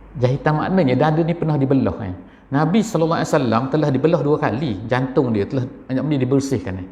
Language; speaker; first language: Malay; native; Malay